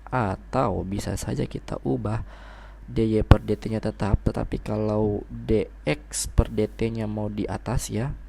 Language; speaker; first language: Indonesian; native; Indonesian